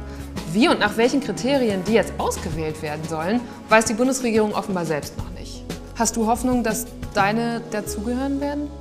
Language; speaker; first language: German; native; German